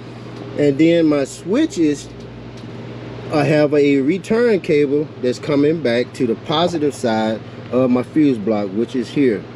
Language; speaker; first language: English; native; English